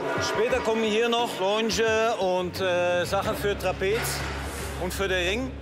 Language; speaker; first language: German; non-native, learner; Italian